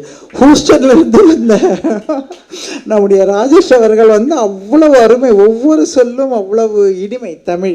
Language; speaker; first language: Tamil; native; Tamil